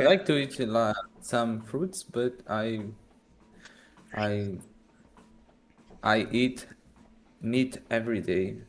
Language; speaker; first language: English; non-native, learner; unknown